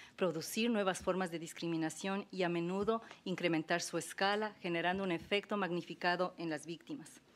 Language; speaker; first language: Spanish; native; Spanish